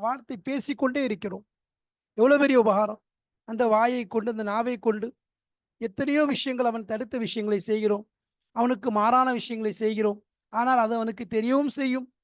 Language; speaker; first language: Tamil; native; Tamil